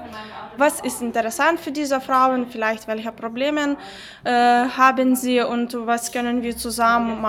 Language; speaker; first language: German; non-native, learner; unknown